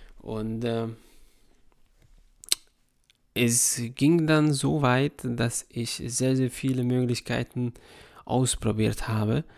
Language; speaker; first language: German; non-native, fluent; Hungarian